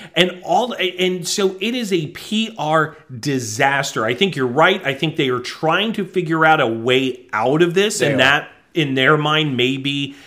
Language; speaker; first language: English; native; English